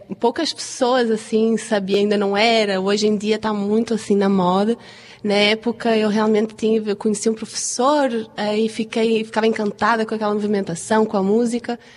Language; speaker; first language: Portuguese; native; Portuguese